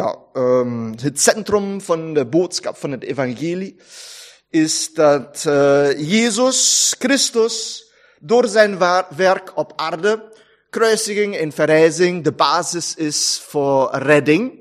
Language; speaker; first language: Dutch; non-native, fluent; German